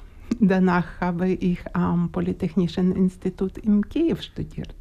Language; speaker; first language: German; non-native, learner; Ukrainian